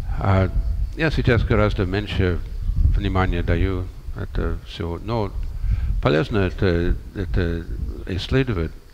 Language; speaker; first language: Russian; non-native, fluent; English